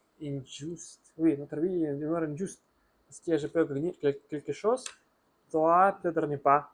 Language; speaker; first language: French; non-native, learner; Russian